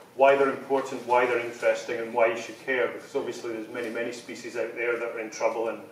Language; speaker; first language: English; native; English